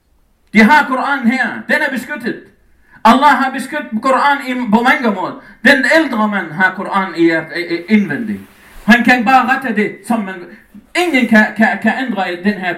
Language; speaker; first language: Danish; non-native, fluent; Arabic